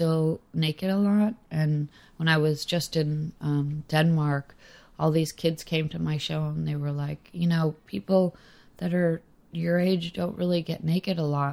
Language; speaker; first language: English; native; English